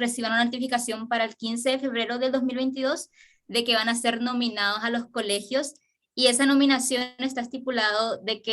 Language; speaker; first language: Spanish; native; Spanish